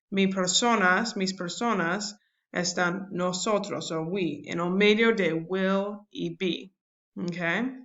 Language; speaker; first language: Spanish; non-native, learner; English